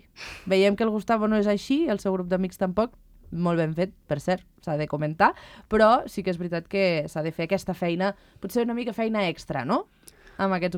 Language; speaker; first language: Catalan; native; Catalan